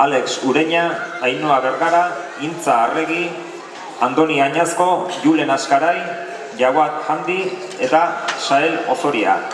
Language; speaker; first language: Basque; native; Basque